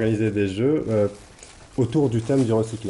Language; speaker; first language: French; non-native, local second language; Arabic